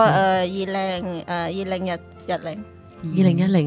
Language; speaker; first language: Chinese; non-native, learner; Indonesian